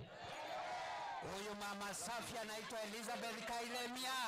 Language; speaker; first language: Swahili; non-native, local second language; Meru